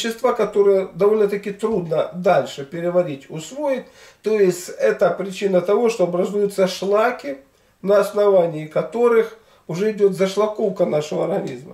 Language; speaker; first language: Russian; native; Russian